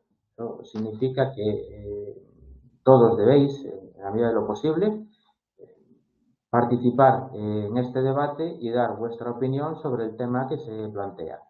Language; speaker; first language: Spanish; native; Spanish